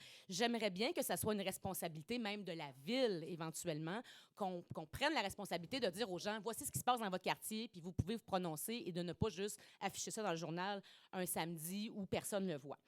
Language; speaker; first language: French; native; French